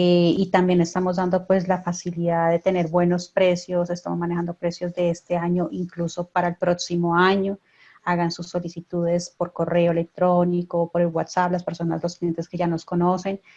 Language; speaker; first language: Spanish; native; Spanish